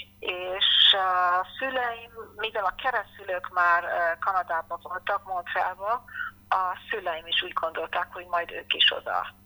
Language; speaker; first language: Hungarian; early bilingual, heritage; Hungarian